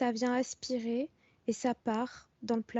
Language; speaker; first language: French; native; French